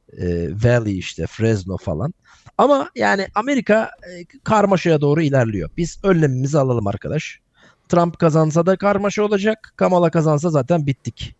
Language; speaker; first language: Turkish; native; Turkish